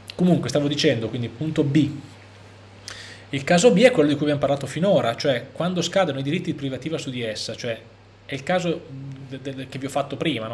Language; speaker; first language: Italian; native; Italian